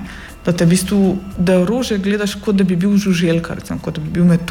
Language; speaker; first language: Slovenian; native; Slovenian